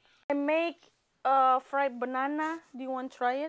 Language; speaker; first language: English; non-native, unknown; Indonesian